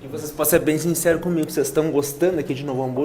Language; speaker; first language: Portuguese; native; Portuguese